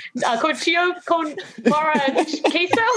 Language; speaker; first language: Spanish; non-native, learner; English